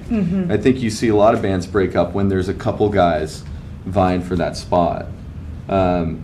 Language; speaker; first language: English; native; English